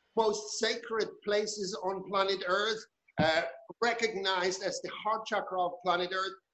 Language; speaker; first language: English; non-native, fluent; German